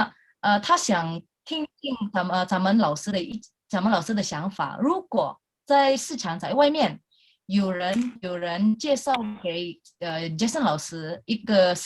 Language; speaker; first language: Chinese; non-native, fluent; Indonesian